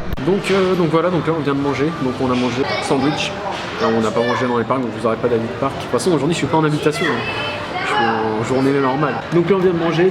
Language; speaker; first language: French; native; French